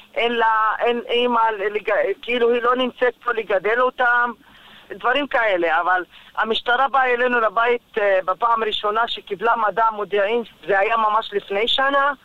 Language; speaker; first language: Hebrew; non-native, local second language; Arabic